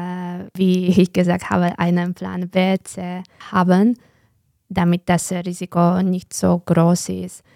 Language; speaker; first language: German; non-native, fluent; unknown